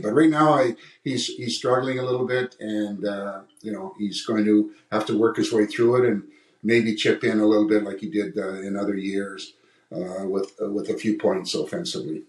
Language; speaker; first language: English; native; English